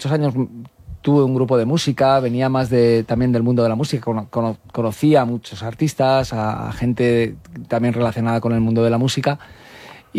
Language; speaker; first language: Spanish; native; Spanish